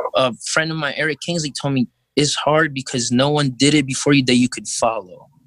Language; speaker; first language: English; early bilingual, other home language; Filipino